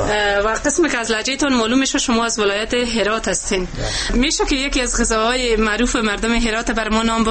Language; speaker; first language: Persian; native; Persian